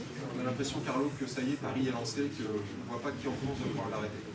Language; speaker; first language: French; native; French